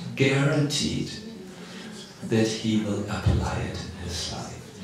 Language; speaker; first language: English; non-native, fluent; German